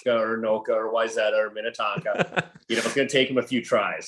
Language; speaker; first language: English; native; English